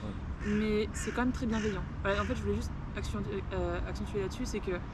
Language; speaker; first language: French; native; French